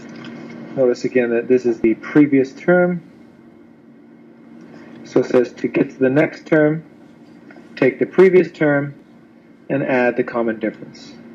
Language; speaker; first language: English; native; English